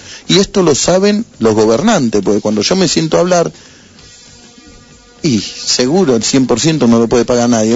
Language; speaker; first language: Spanish; native; Spanish